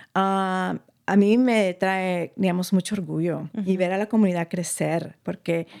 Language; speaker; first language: Spanish; native; Spanish